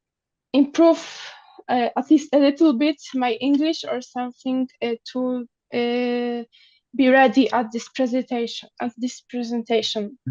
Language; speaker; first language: English; non-native, learner; Polish